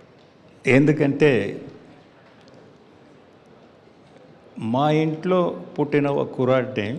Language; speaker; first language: Telugu; non-native, learner; Tamil